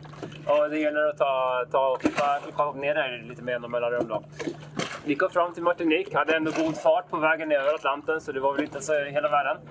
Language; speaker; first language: Swedish; native; Swedish